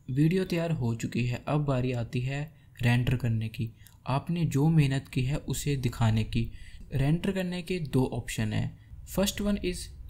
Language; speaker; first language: Hindi; native; Hindi